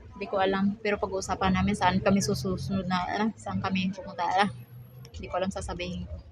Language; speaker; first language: Filipino; native; Filipino